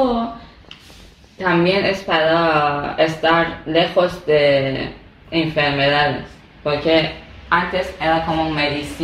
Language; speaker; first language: Spanish; non-native, learner; Persian